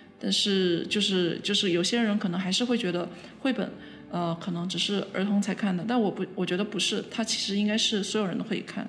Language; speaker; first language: Chinese; native; Chinese